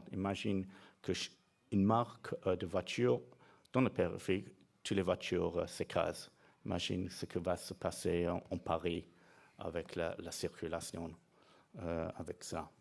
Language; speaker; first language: French; non-native, fluent; English